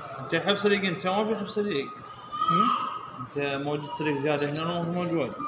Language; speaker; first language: Arabic; non-native, learner; Hindi